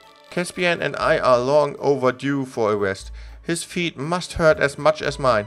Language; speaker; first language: English; non-native, fluent; German